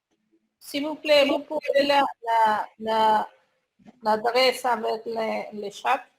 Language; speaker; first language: French; non-native, learner; Spanish